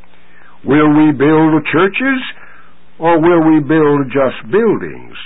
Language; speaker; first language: English; native; English